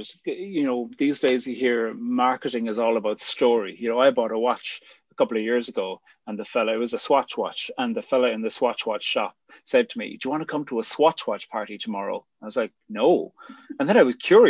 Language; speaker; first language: English; native; English